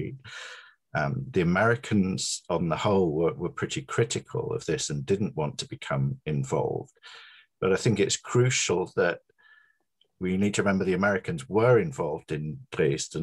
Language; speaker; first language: English; native; English